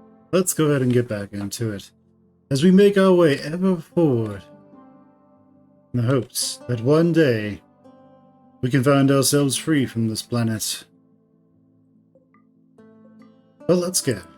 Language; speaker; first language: English; native; English